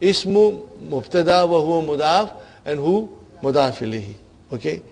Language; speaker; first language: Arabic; non-native, fluent; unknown